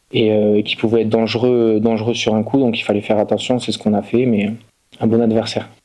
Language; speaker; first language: French; native; French